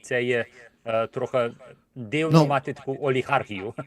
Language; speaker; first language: Ukrainian; early bilingual, heritage; Ukrainian